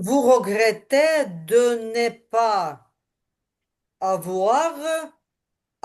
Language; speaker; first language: French; non-native, learner; Ukrainian